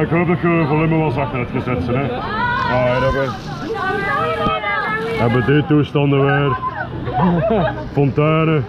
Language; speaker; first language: Dutch; native; Dutch